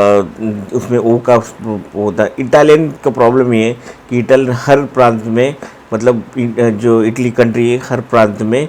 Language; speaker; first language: Hindi; non-native, local second language; Marathi